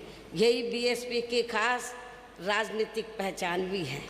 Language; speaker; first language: Hindi; native; Hindi